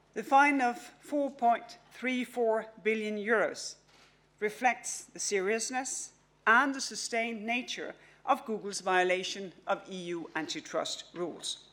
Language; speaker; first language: English; non-native, fluent; Danish